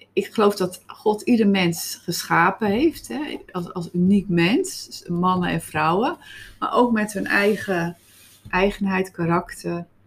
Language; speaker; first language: Dutch; native; Dutch